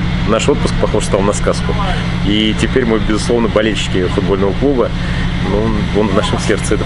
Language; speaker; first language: Russian; native; Russian